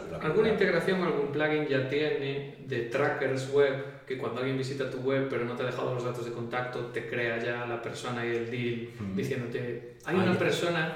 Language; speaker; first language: Spanish; native; Spanish